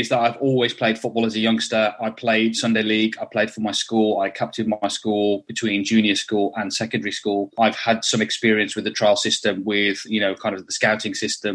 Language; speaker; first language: English; native; English